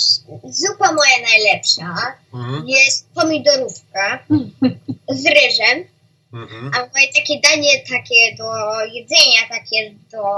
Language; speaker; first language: Polish; early bilingual, heritage; Polish